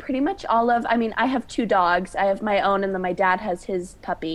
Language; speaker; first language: English; native; English